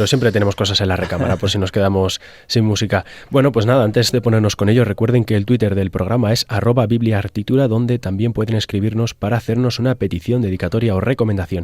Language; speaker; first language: Spanish; native; Spanish